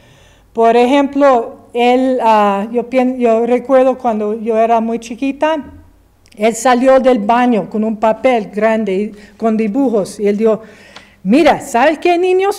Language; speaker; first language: Spanish; early bilingual, heritage; English